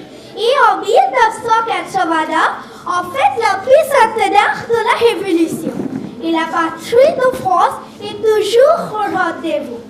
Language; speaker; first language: French; non-native, learner; Bangla